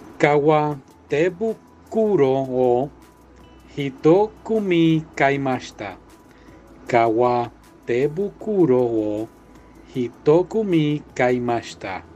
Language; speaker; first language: Japanese; non-native, learner; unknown